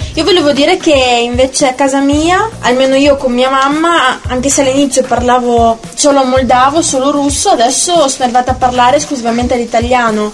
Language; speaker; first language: Italian; early bilingual, other home language; Romanian